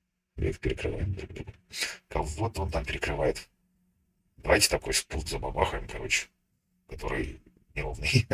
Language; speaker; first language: Russian; native; Russian